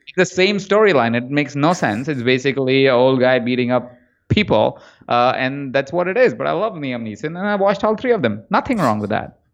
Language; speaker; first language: English; non-native, local second language; Hindi